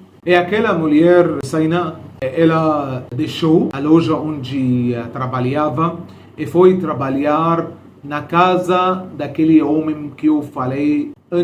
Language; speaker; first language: Portuguese; non-native, fluent; Arabic